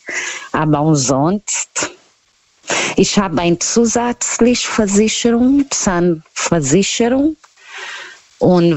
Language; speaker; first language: German; non-native, learner; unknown